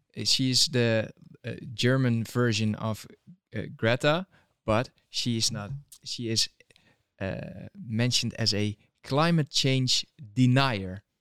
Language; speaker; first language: English; non-native, fluent; Dutch